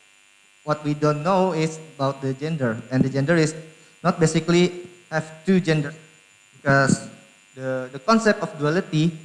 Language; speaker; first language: English; non-native, learner; Indonesian